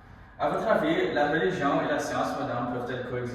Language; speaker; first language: French; native; French